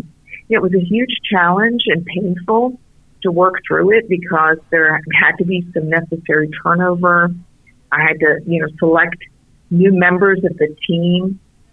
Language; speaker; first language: English; early bilingual, other home language; Arabic